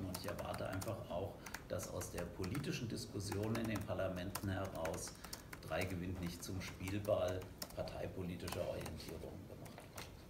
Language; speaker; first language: German; native; German